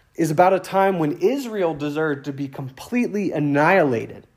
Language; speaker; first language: English; native; English